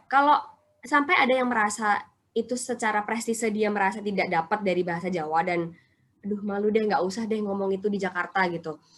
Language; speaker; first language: Indonesian; non-native, local second language; Javanese